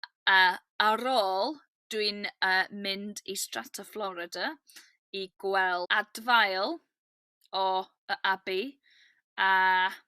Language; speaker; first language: Welsh; non-native, learner; English